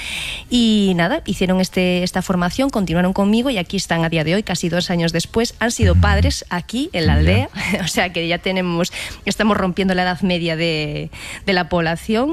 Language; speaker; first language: Spanish; native; Spanish